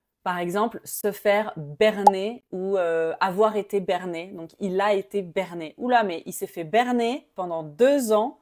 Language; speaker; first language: French; native; French